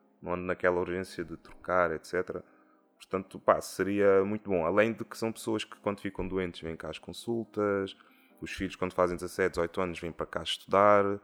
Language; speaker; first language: Portuguese; native; Portuguese